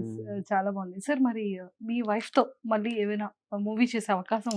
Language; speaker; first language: Telugu; native; Telugu